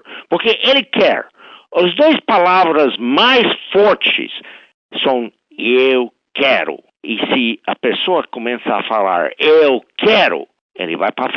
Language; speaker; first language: Portuguese; non-native, fluent; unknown